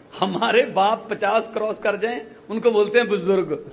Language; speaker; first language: Hindi; non-native, local second language; Punjabi